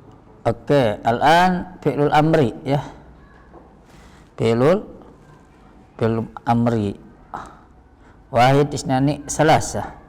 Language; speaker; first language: Arabic; non-native, fluent; Indonesian